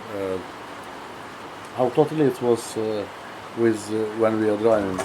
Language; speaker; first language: English; non-native, learner; Ukrainian